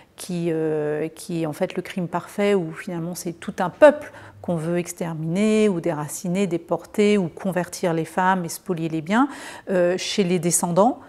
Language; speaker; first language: French; native; French